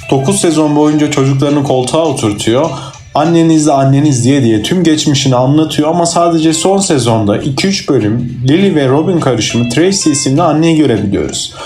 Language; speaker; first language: Turkish; native; Turkish